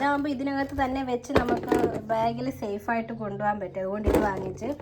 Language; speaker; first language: Malayalam; native; Malayalam